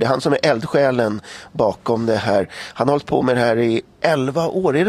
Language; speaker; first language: Swedish; native; Swedish